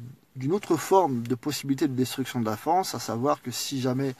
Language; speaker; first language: French; native; French